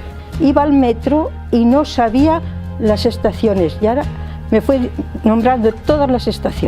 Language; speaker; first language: Spanish; native; Spanish